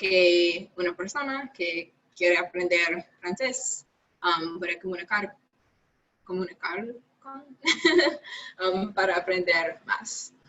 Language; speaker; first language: Spanish; non-native, learner; English